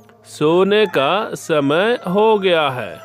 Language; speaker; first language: Hindi; non-native, learner; Bangla